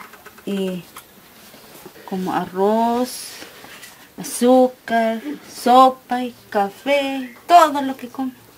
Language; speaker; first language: Spanish; non-native, local second language; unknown